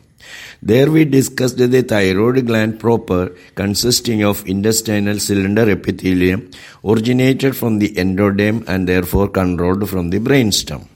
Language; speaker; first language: English; non-native, local second language; Malayalam